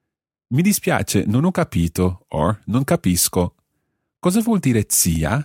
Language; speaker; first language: Italian; non-native, fluent; English